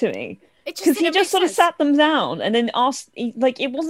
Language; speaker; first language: English; native; English